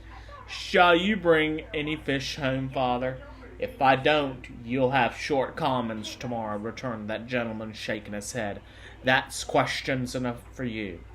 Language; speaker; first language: English; native; English